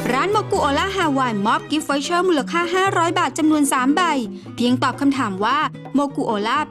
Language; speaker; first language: Thai; native; Thai